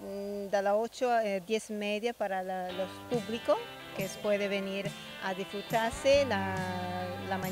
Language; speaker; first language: Spanish; non-native, learner; Italian